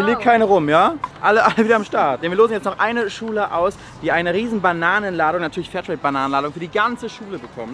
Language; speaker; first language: German; native; German